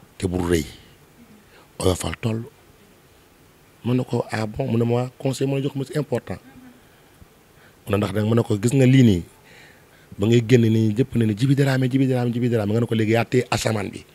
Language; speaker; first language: Wolof; non-native, local second language; Mandingo